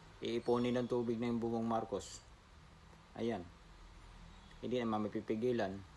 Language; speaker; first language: Filipino; non-native, local second language; Cebuano